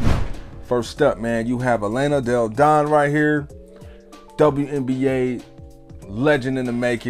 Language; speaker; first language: English; native; English